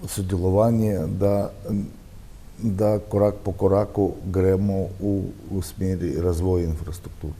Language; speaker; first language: Slovenian; non-native, learner; Russian